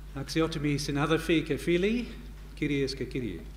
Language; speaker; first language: Greek; non-native, fluent; English